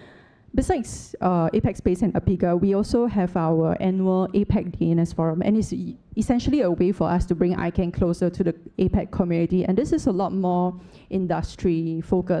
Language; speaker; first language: English; non-native, fluent; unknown